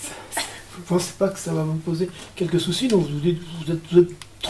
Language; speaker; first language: French; native; French